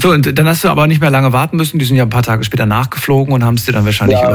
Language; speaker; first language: German; native; German